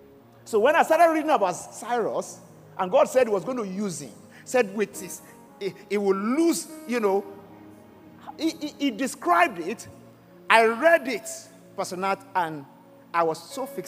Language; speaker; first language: English; non-native, local second language; Yoruba